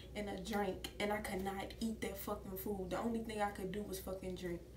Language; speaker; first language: English; native; English